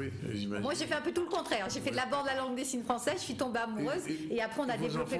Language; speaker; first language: French; native; French